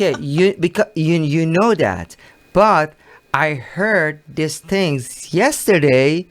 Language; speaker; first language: English; non-native, learner; Persian